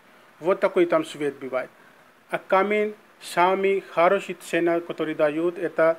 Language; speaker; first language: Russian; non-native, learner; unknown